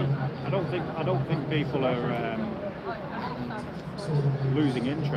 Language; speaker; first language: English; native; English